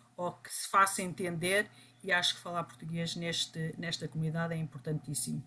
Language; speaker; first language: Portuguese; early bilingual, other home language; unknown